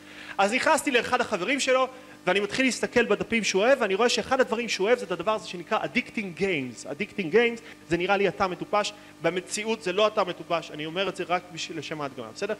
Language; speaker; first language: Hebrew; native; Hebrew